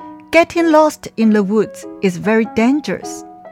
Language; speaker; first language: English; non-native, fluent; Chinese